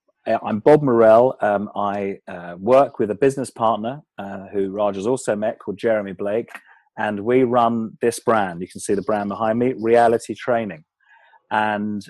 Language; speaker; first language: English; native; English